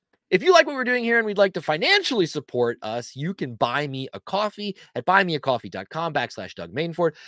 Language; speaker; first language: English; native; English